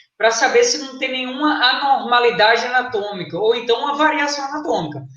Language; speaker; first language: Portuguese; native; Portuguese